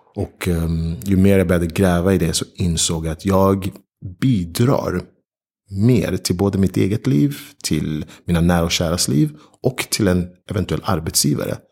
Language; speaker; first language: Swedish; early bilingual, other home language; Ganda